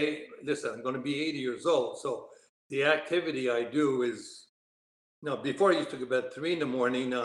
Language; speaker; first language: English; native; English